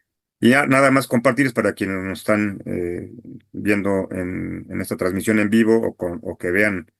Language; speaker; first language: Spanish; native; Spanish